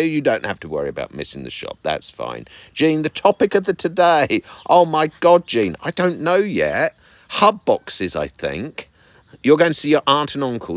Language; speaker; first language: English; native; English